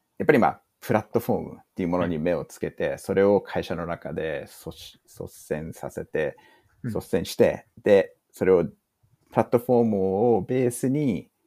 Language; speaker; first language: Japanese; early bilingual, heritage; English